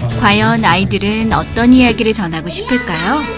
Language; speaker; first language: Korean; native; Korean